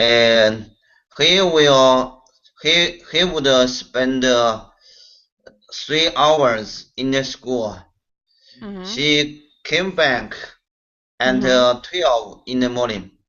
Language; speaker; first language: English; non-native, learner; Chinese